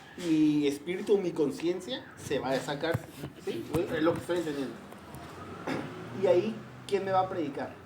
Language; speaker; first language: Spanish; native; Spanish